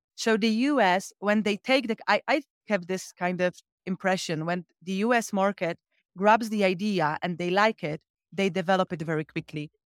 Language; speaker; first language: English; non-native, fluent; Polish